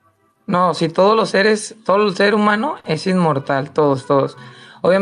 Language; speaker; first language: Spanish; native; Spanish